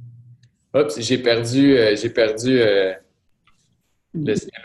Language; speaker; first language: French; native; French